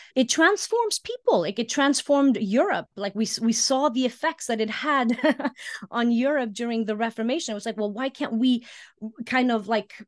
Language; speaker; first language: English; early bilingual, heritage; Icelandic